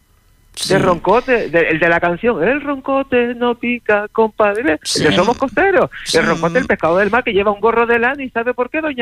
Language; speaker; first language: Spanish; native; Spanish